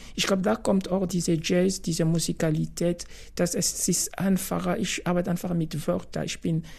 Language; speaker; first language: German; non-native, fluent; Luba-Lulua